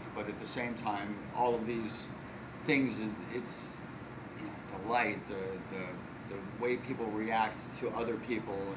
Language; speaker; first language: English; native; English